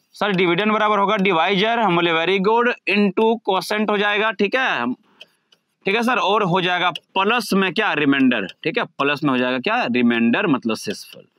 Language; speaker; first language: Hindi; native; Hindi